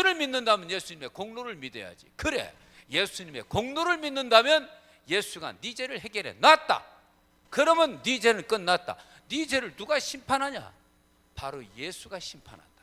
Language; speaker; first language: Korean; native; Korean